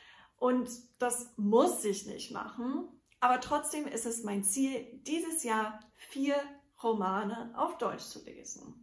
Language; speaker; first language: German; non-native, fluent; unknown